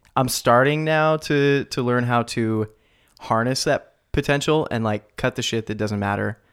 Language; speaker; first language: English; native; English